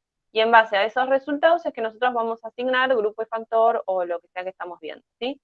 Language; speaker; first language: Spanish; native; Spanish